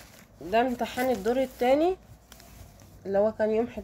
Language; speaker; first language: Arabic; native; Arabic